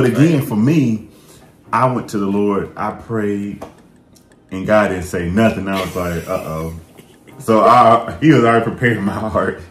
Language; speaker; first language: English; native; English